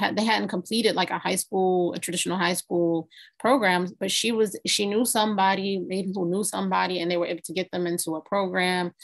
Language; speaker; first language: English; native; English